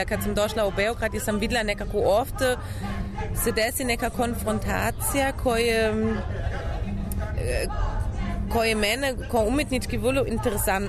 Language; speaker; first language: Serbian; non-native, learner; German